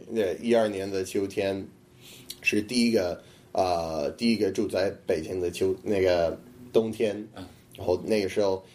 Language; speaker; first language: Chinese; non-native, fluent; English